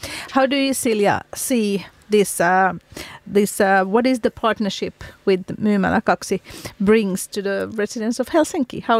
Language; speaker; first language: English; non-native, fluent; Finnish